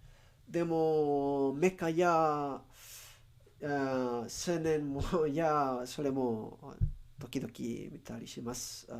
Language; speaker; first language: Japanese; non-native, learner; English